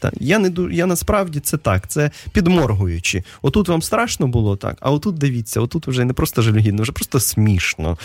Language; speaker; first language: Ukrainian; native; Ukrainian